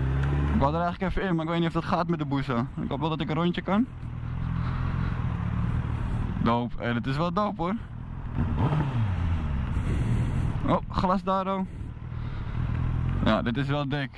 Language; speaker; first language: Dutch; native; Dutch